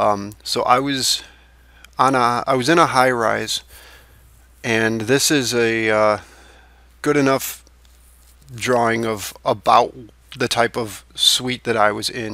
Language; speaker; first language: English; native; English